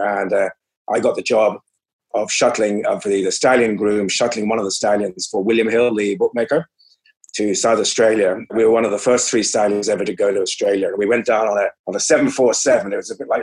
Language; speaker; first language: English; native; English